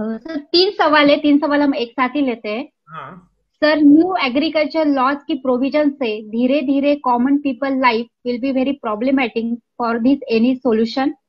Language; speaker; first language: Hindi; non-native, local second language; Marathi